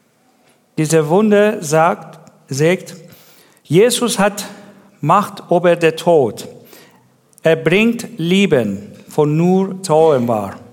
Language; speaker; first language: German; non-native, learner; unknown